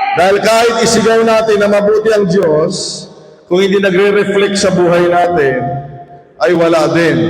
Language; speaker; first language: Filipino; native; Filipino